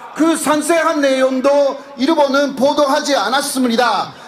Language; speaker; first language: Korean; non-native, fluent; Japanese